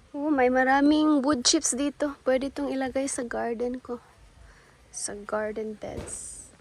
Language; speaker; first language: Filipino; non-native, local second language; Cebuano